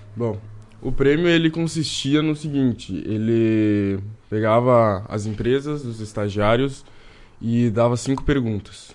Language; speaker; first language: Portuguese; early bilingual, other home language; Haitian Creole